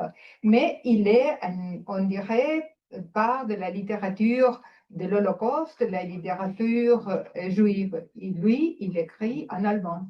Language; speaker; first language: French; non-native, fluent; Spanish